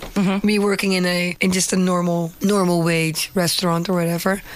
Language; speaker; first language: English; non-native, fluent; Dutch